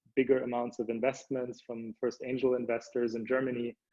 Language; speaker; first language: English; early bilingual, other home language; German